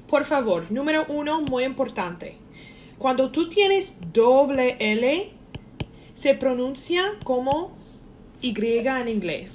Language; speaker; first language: Spanish; non-native, fluent; English